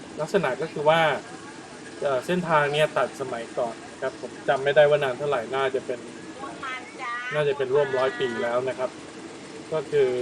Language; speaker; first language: Thai; native; Thai